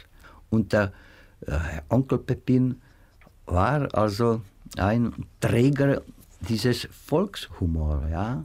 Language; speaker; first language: German; non-native, fluent; Czech